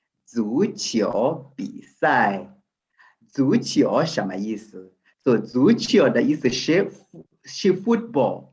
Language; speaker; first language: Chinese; non-native, fluent; Swahili